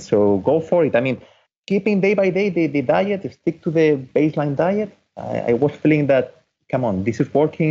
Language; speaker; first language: English; non-native, fluent; Spanish